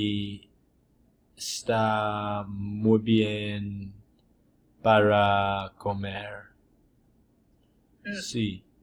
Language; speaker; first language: Spanish; non-native, learner; English